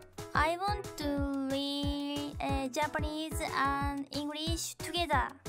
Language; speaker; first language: English; non-native, learner; Japanese